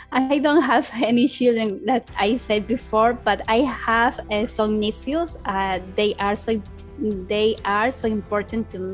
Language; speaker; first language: English; non-native, learner; Spanish